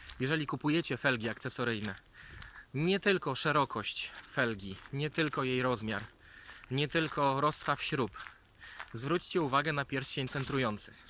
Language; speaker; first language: Polish; native; Polish